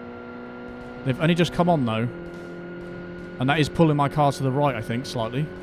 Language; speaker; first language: English; native; English